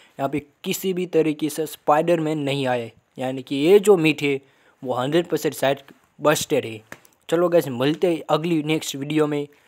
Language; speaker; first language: Hindi; non-native, local second language; Gujarati